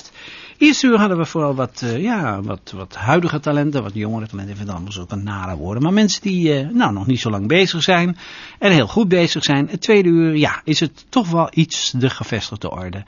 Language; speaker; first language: Dutch; native; Dutch